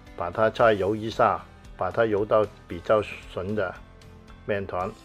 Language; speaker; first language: Chinese; non-native, local second language; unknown